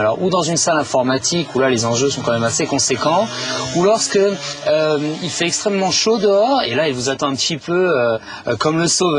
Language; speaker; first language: French; native; French